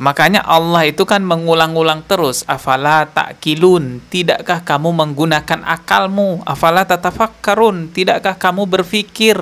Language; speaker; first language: Indonesian; native; Indonesian